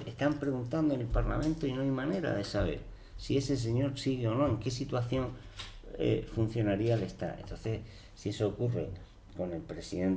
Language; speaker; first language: Spanish; native; Spanish